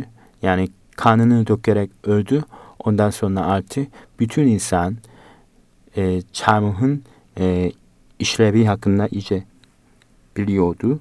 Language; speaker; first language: Turkish; non-native, fluent; Korean